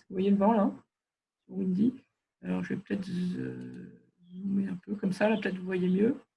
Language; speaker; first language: French; native; French